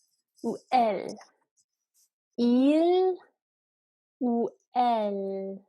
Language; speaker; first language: French; non-native, fluent; English